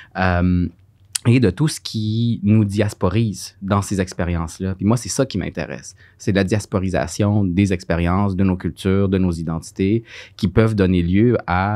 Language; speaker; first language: French; early bilingual, other home language; Spanish